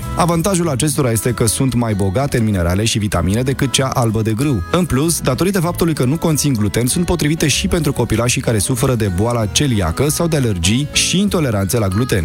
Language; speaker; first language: Romanian; native; Romanian